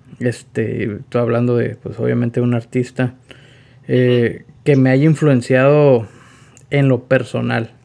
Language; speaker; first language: Spanish; native; Spanish